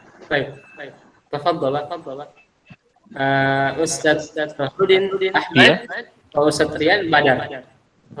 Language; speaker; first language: Arabic; non-native, fluent; Indonesian